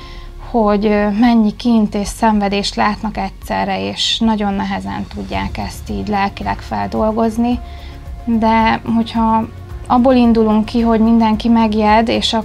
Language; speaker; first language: Hungarian; native; Hungarian